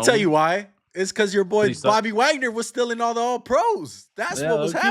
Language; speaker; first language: English; native; English